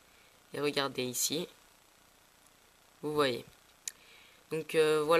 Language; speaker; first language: French; native; French